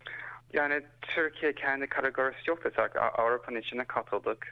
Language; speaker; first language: Turkish; early bilingual, heritage; Turkish